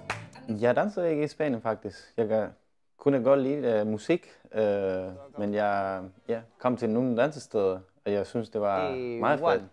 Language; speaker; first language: Danish; non-native, learner; Spanish